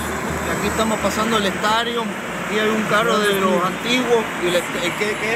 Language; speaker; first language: Spanish; native; Spanish